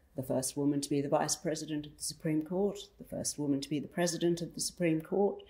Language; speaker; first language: English; native; English